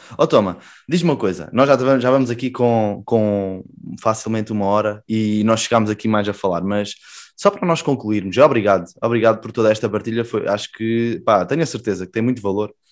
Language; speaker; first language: Portuguese; native; Portuguese